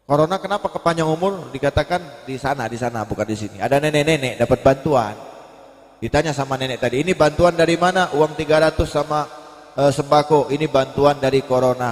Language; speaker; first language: Indonesian; native; Indonesian